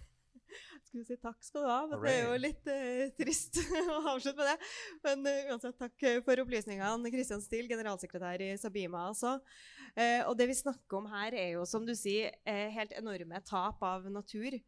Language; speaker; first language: Norwegian; native; Norwegian